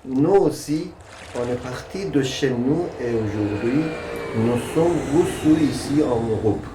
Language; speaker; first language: French; non-native, learner; Urdu